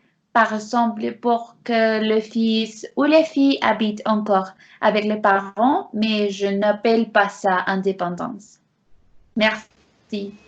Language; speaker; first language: French; non-native, learner; Spanish